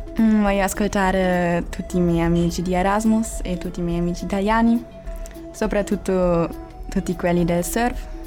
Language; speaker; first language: Italian; non-native, fluent; German